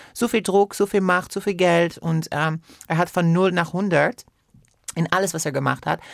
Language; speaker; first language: German; non-native, fluent; Persian